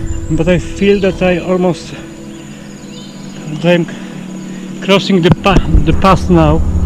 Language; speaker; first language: English; non-native, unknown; Polish